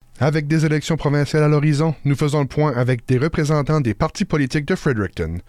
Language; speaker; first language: French; native; French